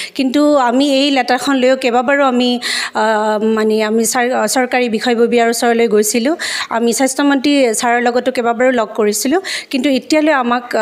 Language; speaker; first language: Assamese; native; Assamese